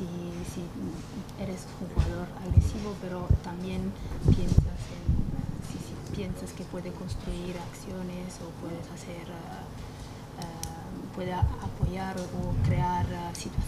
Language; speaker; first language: Spanish; non-native, fluent; Italian